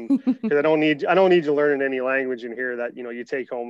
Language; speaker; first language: English; native; English